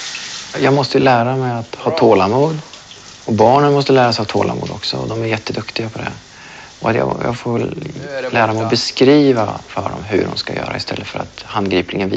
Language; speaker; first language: Swedish; native; Swedish